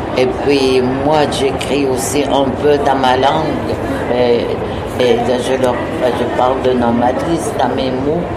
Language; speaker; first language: French; non-native, local second language; Innu-aimun